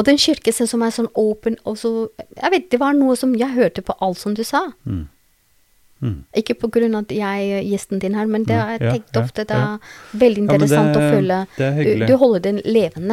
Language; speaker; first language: Norwegian; non-native, learner; Albanian